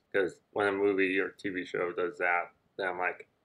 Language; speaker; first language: English; native; English